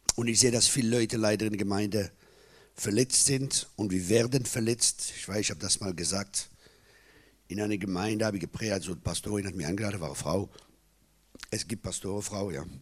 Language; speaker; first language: German; non-native, local second language; French